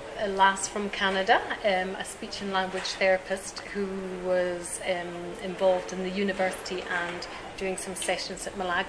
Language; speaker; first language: English; native; English